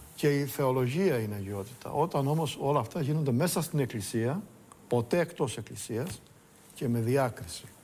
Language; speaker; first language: Greek; native; Greek